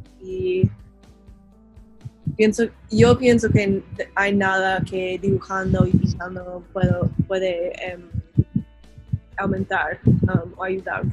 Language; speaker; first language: Spanish; non-native, learner; English